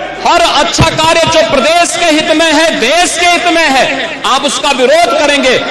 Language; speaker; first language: Hindi; native; Hindi